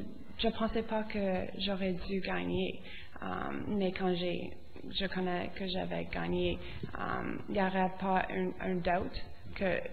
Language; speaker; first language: French; non-native, local second language; English